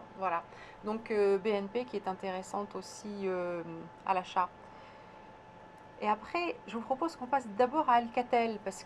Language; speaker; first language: French; native; French